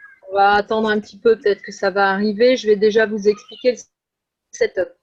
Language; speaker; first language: French; native; French